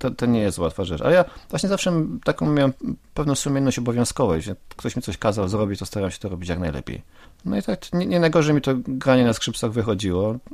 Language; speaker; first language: Polish; native; Polish